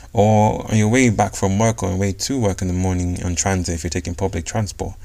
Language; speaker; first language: English; non-native, local second language; Yoruba